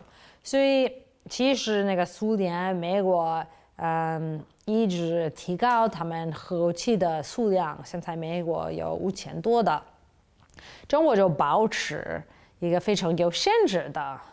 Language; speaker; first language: Chinese; non-native, fluent; English